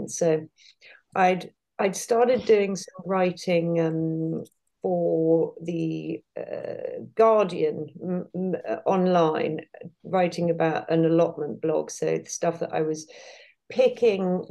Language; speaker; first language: English; native; English